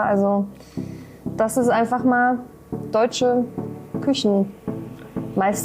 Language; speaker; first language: German; native; German